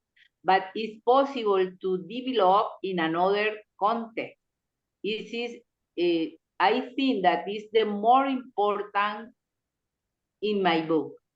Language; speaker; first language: English; non-native, local second language; Spanish